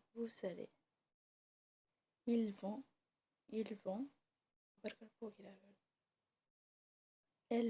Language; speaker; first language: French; non-native, fluent; Tamil